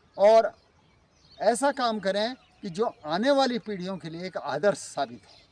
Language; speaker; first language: Hindi; native; Hindi